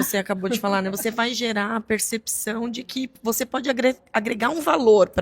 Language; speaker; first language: Portuguese; native; Portuguese